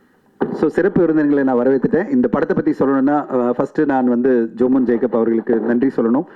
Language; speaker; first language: Tamil; native; Tamil